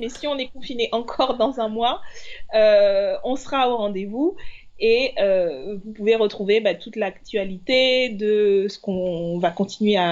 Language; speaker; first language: French; native; French